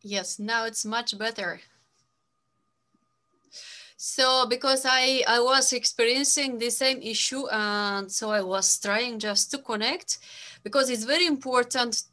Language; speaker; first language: English; non-native, fluent; Romanian